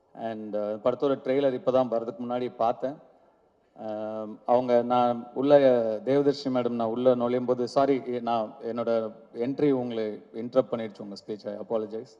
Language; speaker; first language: Tamil; native; Tamil